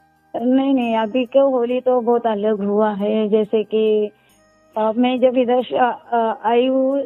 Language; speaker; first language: Hindi; non-native, local second language; Marathi